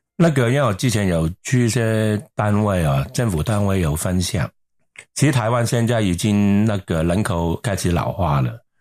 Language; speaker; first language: Chinese; non-native, local second language; Cantonese